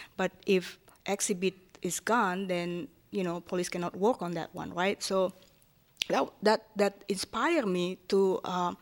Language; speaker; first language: English; non-native, fluent; Japanese